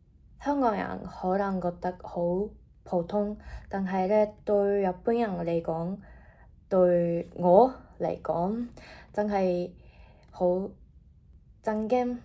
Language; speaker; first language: Cantonese; non-native, fluent; Japanese